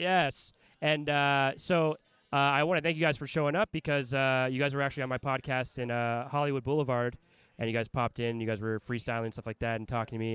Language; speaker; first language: English; native; English